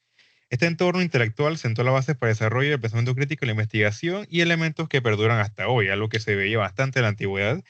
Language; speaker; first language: Spanish; native; Spanish